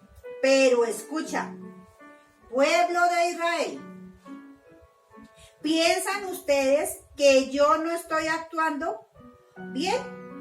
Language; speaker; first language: Spanish; native; Spanish